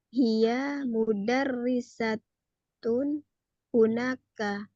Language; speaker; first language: Arabic; non-native, learner; Indonesian